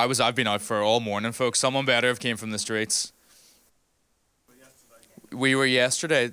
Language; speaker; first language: English; native; English